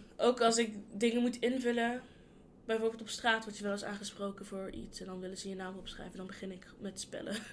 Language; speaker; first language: Dutch; early bilingual, other home language; Yoruba